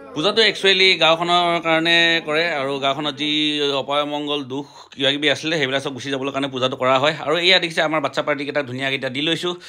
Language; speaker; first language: Assamese; non-native, local second language; Mising